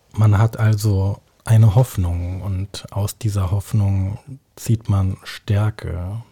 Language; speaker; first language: German; native; German